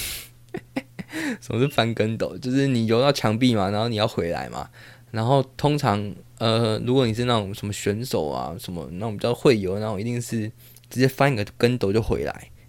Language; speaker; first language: Chinese; non-native, local second language; Min Nan Chinese